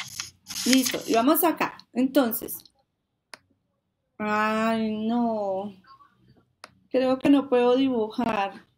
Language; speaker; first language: Spanish; native; Spanish